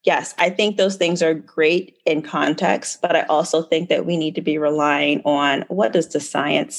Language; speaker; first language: English; native; English